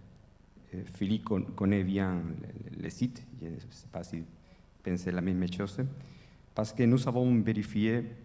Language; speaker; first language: French; non-native, fluent; Spanish